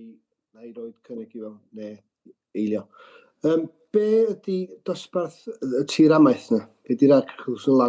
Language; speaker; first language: Welsh; native; Welsh